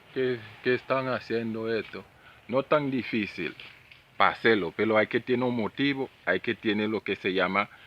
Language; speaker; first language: Spanish; non-native, learner; Haitian Creole